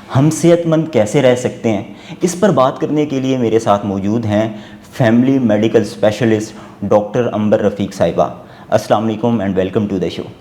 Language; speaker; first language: Urdu; native; Urdu